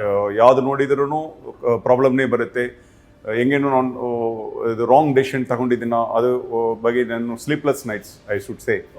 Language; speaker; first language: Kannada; non-native, learner; Tamil